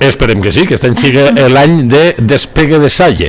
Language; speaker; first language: Catalan; native; Catalan